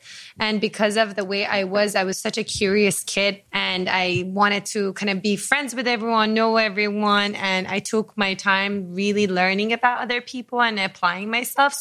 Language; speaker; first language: English; non-native, fluent; Persian